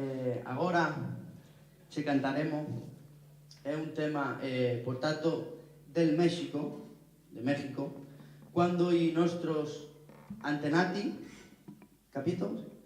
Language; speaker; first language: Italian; non-native, learner; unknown